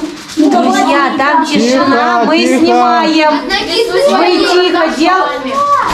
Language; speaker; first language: Russian; native; Russian